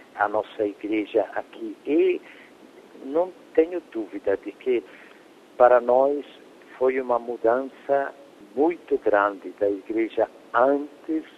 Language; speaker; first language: Portuguese; non-native, fluent; Italian